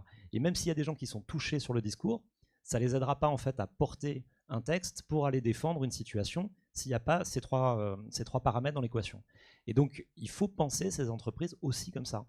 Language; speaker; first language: French; native; French